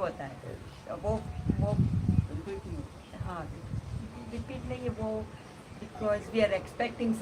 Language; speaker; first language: Hindi; non-native, local second language; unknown